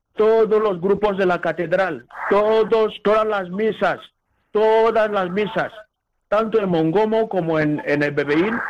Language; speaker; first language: Spanish; non-native, local second language; Fang